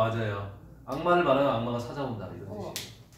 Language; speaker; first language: Korean; native; Korean